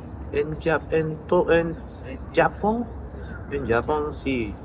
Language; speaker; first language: Spanish; non-native, learner; Japanese